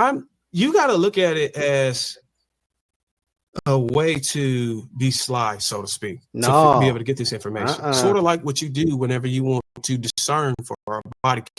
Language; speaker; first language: English; native; English